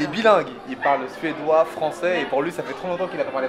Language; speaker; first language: French; native; French